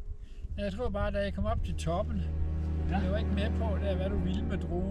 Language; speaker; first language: Danish; native; Danish